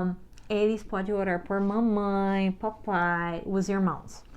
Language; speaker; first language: Portuguese; non-native, learner; English